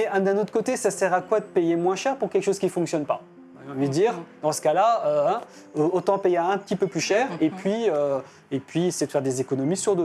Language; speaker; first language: French; native; French